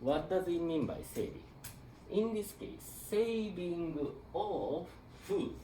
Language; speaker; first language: English; non-native, learner; Japanese